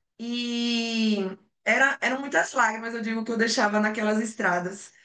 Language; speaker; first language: Portuguese; native; Portuguese